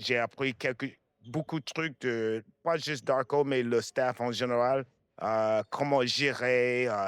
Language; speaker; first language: French; non-native, fluent; English